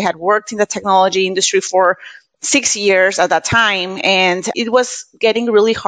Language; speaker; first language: English; non-native, fluent; Spanish